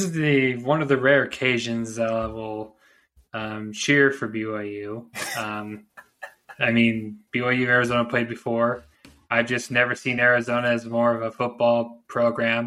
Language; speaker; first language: English; native; English